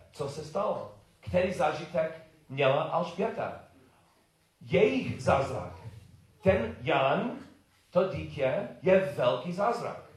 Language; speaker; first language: Czech; non-native, learner; English